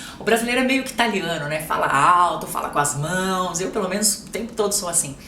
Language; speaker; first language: Portuguese; native; Portuguese